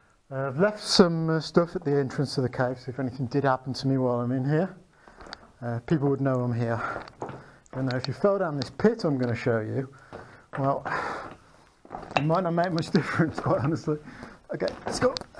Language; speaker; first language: English; native; English